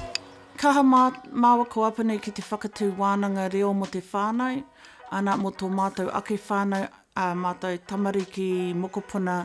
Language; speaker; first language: Māori; non-native, local second language; English